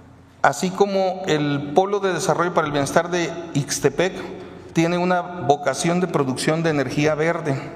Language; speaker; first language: Spanish; native; Spanish